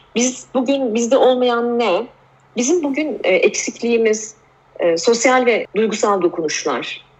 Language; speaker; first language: Turkish; native; Turkish